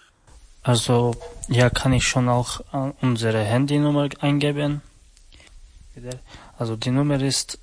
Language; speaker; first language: German; non-native, learner; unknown